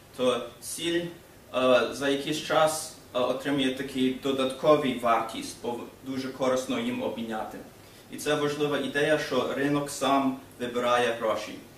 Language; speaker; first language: Ukrainian; early bilingual, heritage; Ukrainian